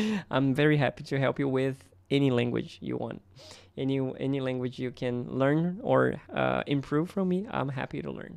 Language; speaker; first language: English; non-native, fluent; Portuguese